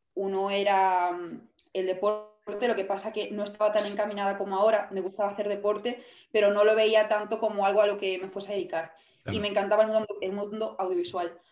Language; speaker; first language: Spanish; native; Spanish